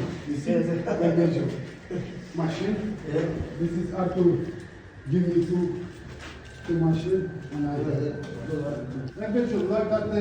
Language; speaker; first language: English; non-native, learner; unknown